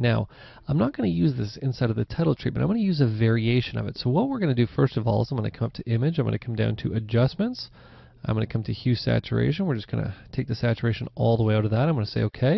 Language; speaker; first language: English; native; English